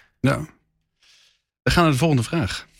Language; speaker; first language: Dutch; native; Dutch